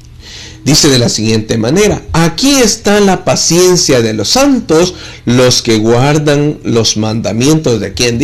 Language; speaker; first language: Spanish; native; Spanish